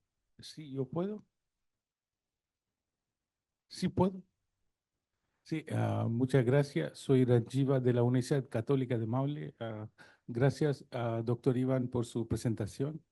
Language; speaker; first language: Spanish; non-native, fluent; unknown